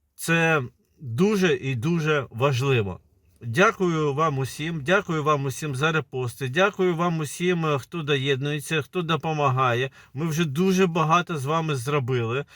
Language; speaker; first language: Ukrainian; native; Ukrainian